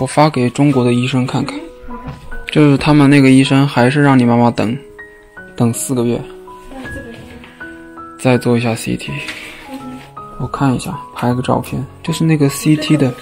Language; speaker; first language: Chinese; native; Chinese